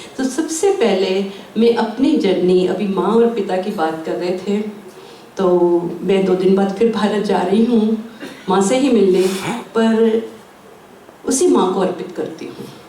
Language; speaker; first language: Hindi; native; Hindi